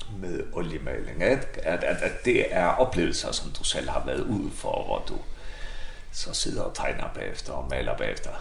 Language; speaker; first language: Danish; non-native, local second language; Faroese